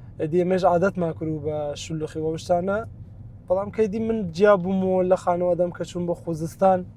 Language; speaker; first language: Central Kurdish; non-native, local second language; Southern Kurdish